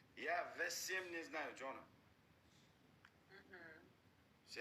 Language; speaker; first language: Russian; non-native, learner; Uzbek